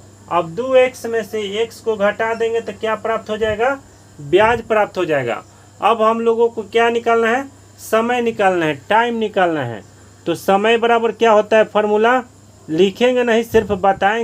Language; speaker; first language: Hindi; native; Hindi